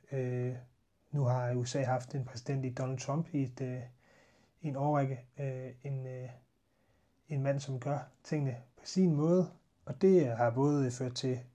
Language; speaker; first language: Danish; native; Danish